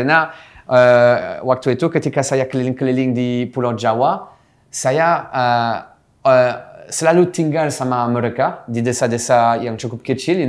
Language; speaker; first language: Indonesian; non-native, fluent; French